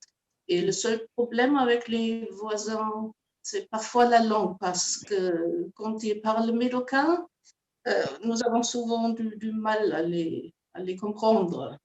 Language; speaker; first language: French; non-native, fluent; German